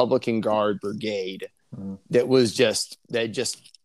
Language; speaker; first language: English; native; English